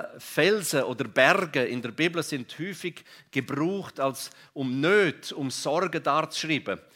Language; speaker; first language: German; non-native, local second language; Romansh